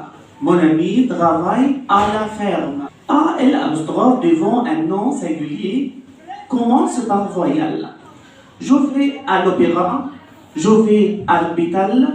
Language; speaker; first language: French; non-native, fluent; Arabic